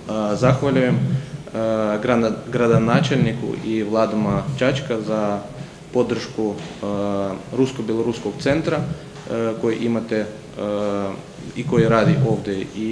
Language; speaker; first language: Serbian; non-native, learner; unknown